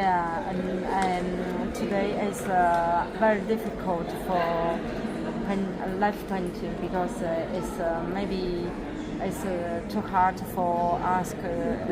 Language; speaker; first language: English; non-native, learner; Italian